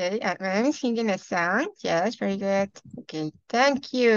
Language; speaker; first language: English; non-native, fluent; Spanish